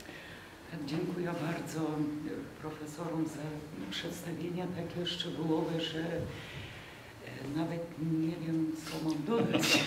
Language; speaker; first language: Polish; non-native, fluent; Lithuanian